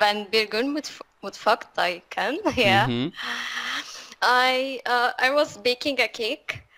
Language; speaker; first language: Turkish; non-native, learner; Arabic